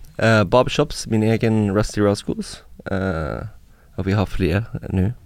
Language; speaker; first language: Swedish; non-native, fluent; English